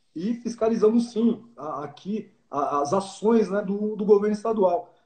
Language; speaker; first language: Portuguese; native; Portuguese